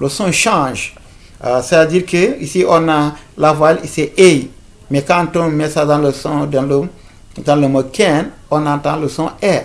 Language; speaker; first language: French; non-native, local second language; Fula